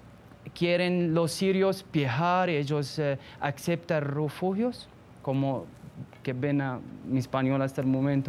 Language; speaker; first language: Spanish; non-native, learner; Arabic